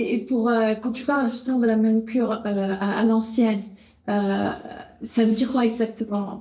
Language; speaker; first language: French; native; French